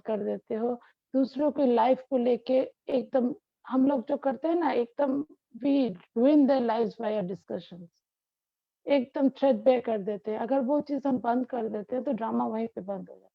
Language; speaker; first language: Hindi; non-native, local second language; Bangla